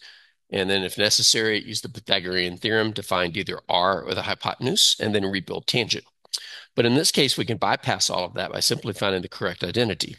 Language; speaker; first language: English; native; English